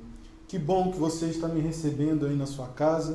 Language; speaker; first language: Portuguese; native; Portuguese